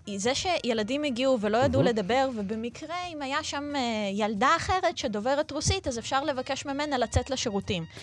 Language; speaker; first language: Hebrew; early bilingual, other home language; Russian